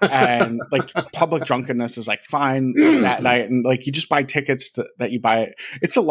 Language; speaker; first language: English; native; English